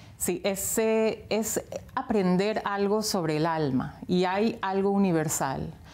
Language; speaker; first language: Spanish; native; Spanish